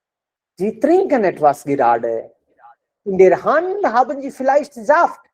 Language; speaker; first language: German; non-native, fluent; Hindi